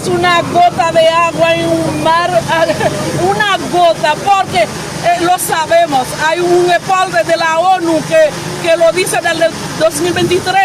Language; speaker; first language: Spanish; non-native, local second language; Haitian Creole